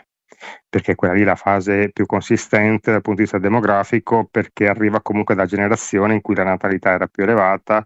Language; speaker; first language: Italian; native; Italian